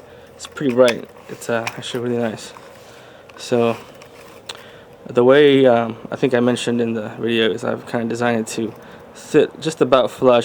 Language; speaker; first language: English; native; English